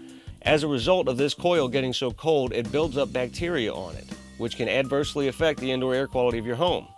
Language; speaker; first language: English; native; English